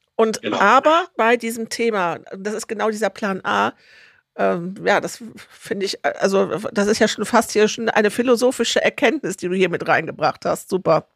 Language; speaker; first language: German; native; German